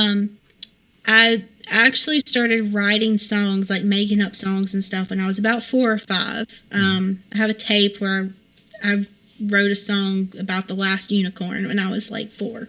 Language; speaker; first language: English; native; English